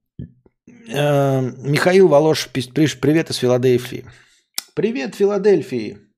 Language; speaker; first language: Russian; native; Russian